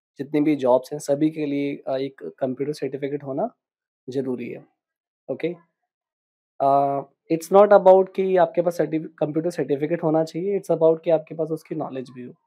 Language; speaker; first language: Hindi; native; Hindi